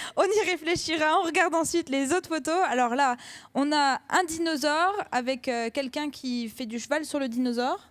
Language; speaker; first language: French; native; French